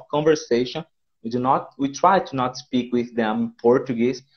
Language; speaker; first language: English; non-native, fluent; Portuguese